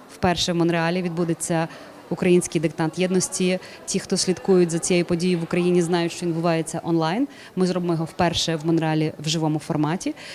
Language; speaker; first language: Ukrainian; native; Ukrainian